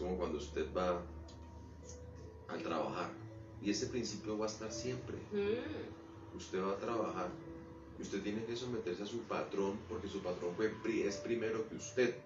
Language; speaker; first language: Spanish; native; Spanish